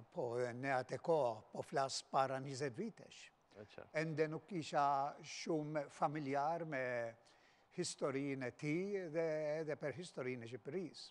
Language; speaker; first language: Albanian; non-native, fluent; Maltese